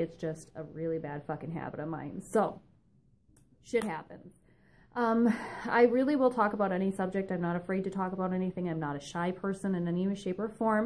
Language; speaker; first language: English; native; English